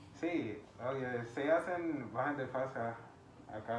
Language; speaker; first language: Spanish; non-native, fluent; English